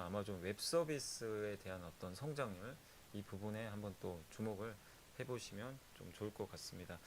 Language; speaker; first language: Korean; native; Korean